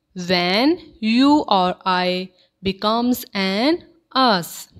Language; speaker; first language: English; non-native, local second language; Punjabi